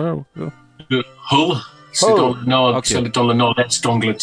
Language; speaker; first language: French; non-native, fluent; English